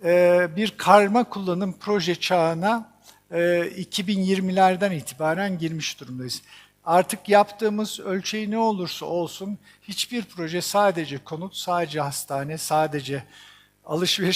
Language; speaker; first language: Turkish; native; Turkish